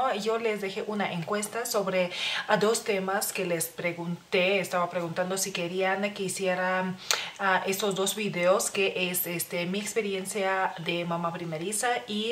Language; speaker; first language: Spanish; non-native, fluent; Lithuanian